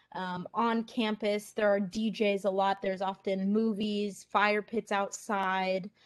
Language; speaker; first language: English; native; English